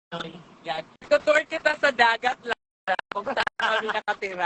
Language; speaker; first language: Filipino; non-native, local second language; Cebuano